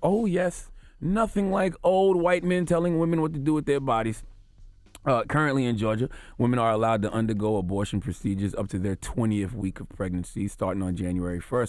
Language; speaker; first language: English; native; English